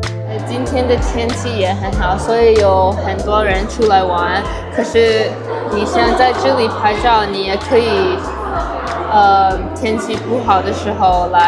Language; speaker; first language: Chinese; non-native, learner; English